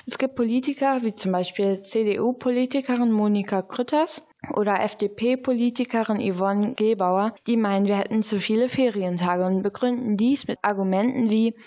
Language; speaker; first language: German; native; German